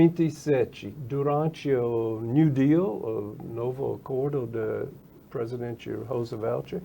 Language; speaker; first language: Portuguese; non-native, fluent; English